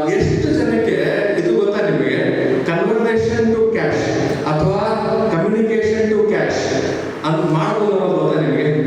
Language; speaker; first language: Kannada; non-native, local second language; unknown